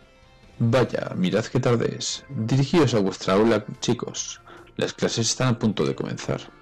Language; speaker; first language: Spanish; native; Spanish